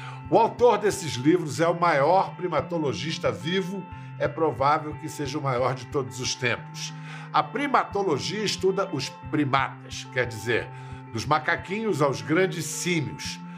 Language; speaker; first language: Portuguese; native; Portuguese